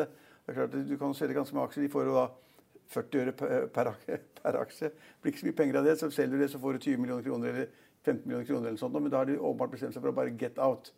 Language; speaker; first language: Norwegian; native; Norwegian